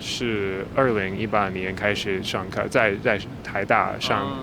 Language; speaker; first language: Chinese; non-native, fluent; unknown